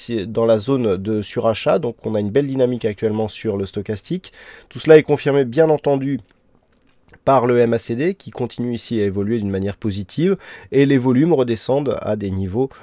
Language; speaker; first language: French; native; French